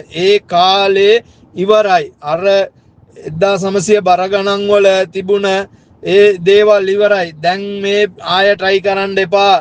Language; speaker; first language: Sinhala; native; Sinhala